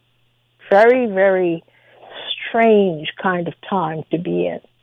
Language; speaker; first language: English; native; English